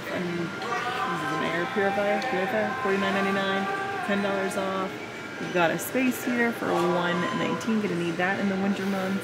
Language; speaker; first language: English; native; English